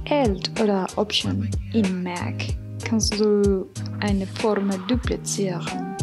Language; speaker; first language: German; non-native, fluent; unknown